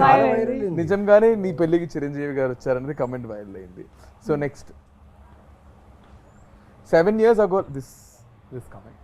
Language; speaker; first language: Telugu; native; Telugu